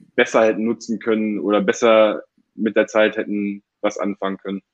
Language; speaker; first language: German; native; German